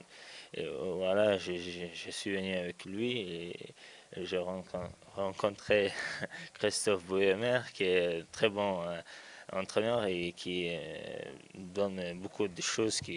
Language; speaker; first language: French; non-native, learner; Chechen